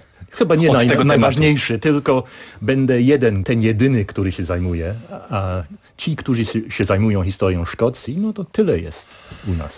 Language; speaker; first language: Polish; non-native, fluent; English